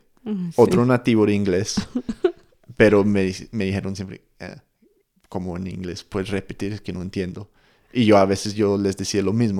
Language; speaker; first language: Spanish; non-native, fluent; English